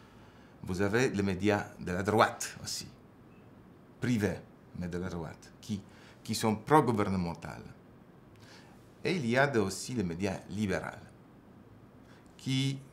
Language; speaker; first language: French; non-native, fluent; Polish